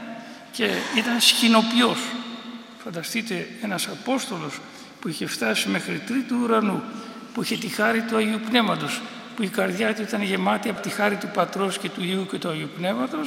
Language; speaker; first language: Greek; native; Greek